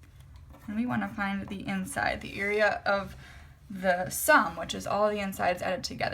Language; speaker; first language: English; native; English